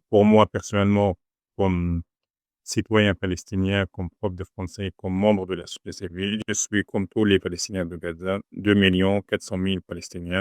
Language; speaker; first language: French; non-native, fluent; Arabic